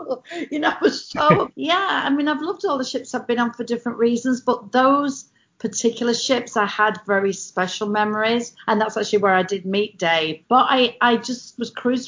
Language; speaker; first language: English; native; English